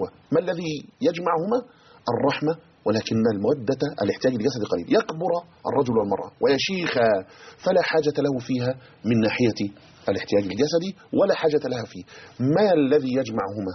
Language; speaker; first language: Arabic; native; Arabic